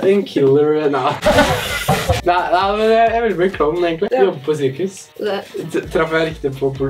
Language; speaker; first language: Norwegian; native; Norwegian